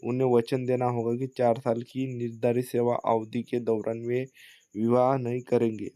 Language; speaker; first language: Hindi; non-native, local second language; Marathi